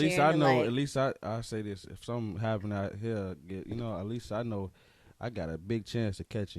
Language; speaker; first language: English; native; English